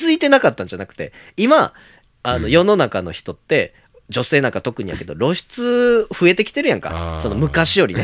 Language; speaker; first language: Japanese; native; Japanese